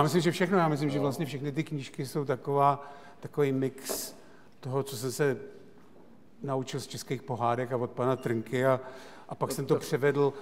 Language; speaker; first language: Czech; native; Czech